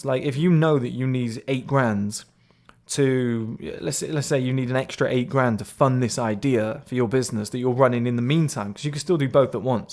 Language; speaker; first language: English; native; English